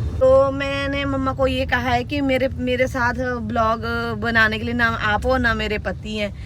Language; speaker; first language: Hindi; early bilingual, other home language; Nepali